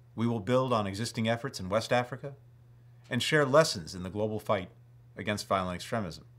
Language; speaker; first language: English; native; English